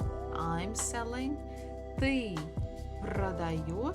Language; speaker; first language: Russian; non-native, fluent; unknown